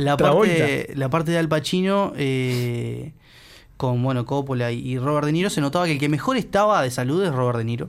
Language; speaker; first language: Spanish; native; Spanish